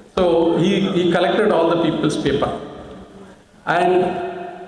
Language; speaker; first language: English; non-native, local second language; Tamil